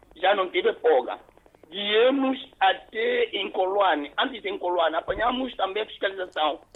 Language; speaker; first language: Portuguese; non-native, local second language; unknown